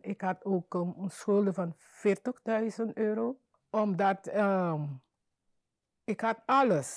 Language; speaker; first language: Dutch; non-native, fluent; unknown